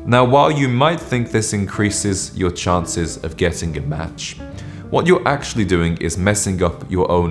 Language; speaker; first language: English; native; English